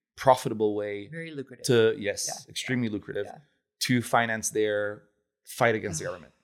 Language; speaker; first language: English; non-native, fluent; Italian